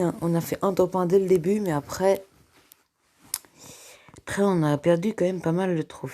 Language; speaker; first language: French; native; French